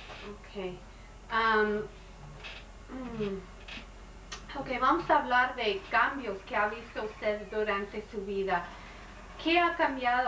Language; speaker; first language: Spanish; non-native, learner; English